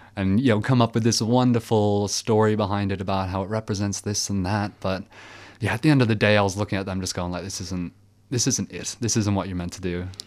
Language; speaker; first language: English; early bilingual, other home language; French